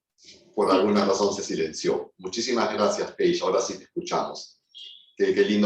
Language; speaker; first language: Spanish; native; Spanish